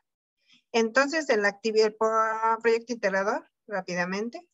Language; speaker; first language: Spanish; native; Spanish